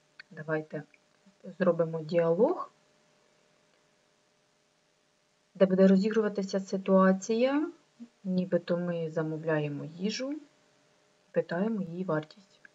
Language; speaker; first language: Ukrainian; native; Ukrainian